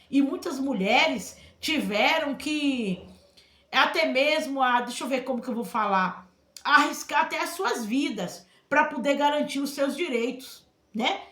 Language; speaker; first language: Portuguese; native; Portuguese